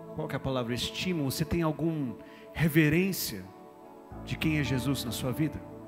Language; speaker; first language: Portuguese; non-native, fluent; English